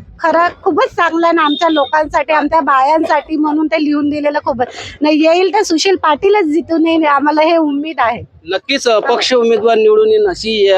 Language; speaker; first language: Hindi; non-native, local second language; Marathi